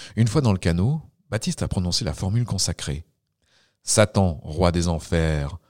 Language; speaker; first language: French; native; French